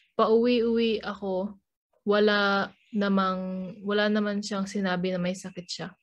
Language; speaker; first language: Filipino; native; Filipino